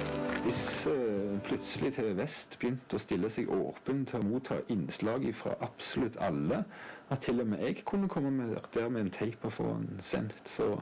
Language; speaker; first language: Norwegian; native; Norwegian